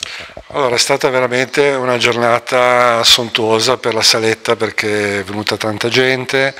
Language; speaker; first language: Italian; native; Italian